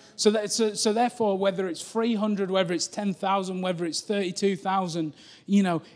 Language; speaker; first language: English; native; English